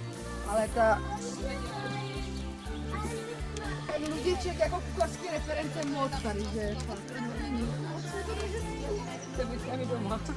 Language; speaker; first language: Czech; native; Czech